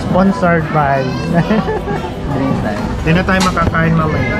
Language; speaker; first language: Filipino; native; Filipino